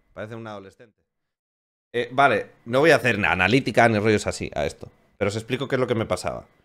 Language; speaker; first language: Spanish; native; Spanish